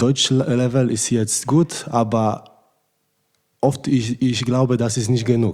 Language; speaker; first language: German; non-native, learner; Polish